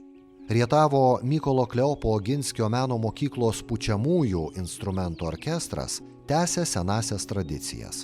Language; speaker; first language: Lithuanian; native; Lithuanian